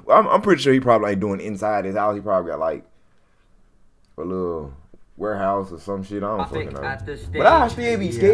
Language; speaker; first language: English; native; English